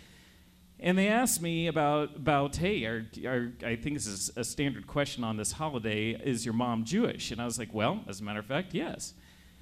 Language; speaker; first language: English; native; English